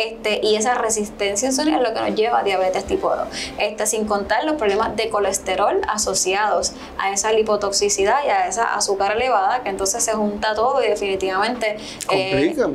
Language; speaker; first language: Spanish; native; Spanish